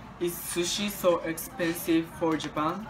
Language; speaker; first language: English; non-native, learner; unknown